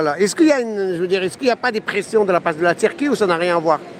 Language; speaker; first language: French; native; French